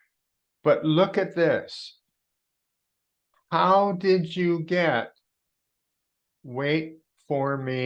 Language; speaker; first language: English; non-native, fluent; Vietnamese